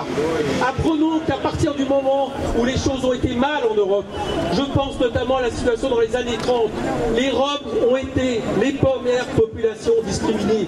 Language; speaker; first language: French; native; French